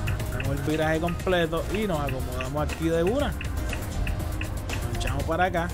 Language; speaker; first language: Spanish; native; Spanish